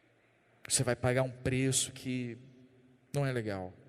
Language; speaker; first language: Portuguese; native; Portuguese